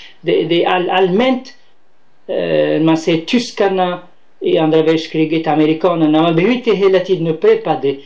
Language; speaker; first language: Swedish; non-native, fluent; Arabic